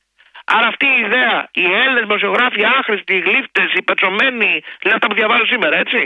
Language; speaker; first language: Greek; native; Greek